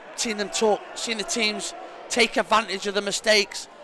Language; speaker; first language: English; native; English